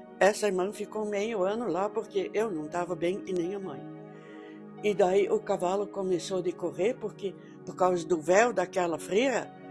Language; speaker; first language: Portuguese; early bilingual, other home language; Dutch